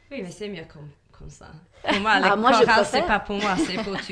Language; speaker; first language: French; non-native, learner; English